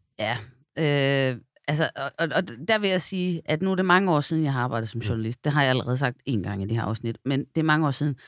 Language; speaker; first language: Danish; native; Danish